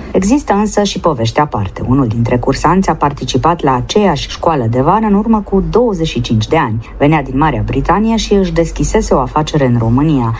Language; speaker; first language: Romanian; native; Romanian